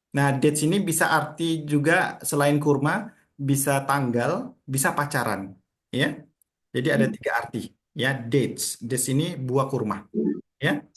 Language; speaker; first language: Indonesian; native; Indonesian